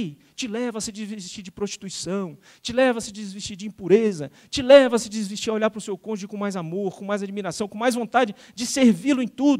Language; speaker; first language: Portuguese; native; Portuguese